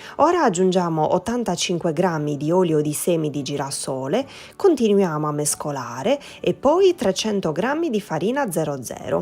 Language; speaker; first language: Italian; native; Italian